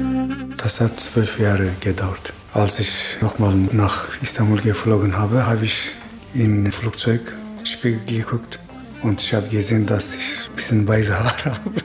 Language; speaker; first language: German; non-native, learner; Kurdish